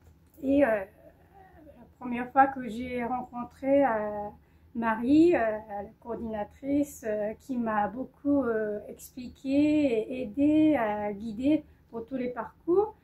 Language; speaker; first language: French; non-native, fluent; Japanese